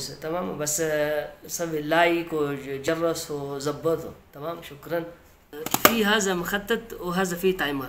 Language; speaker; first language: Arabic; non-native, learner; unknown